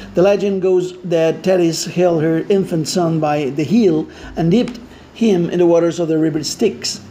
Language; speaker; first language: English; non-native, fluent; Spanish